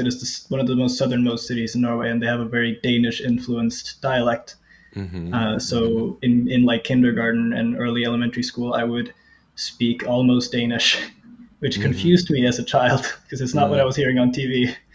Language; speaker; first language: English; non-native, fluent; Norwegian